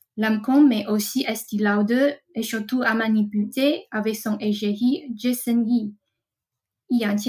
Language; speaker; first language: French; non-native, fluent; Chinese